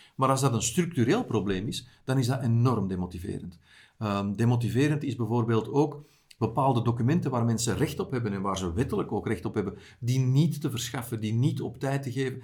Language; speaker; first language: Dutch; native; Dutch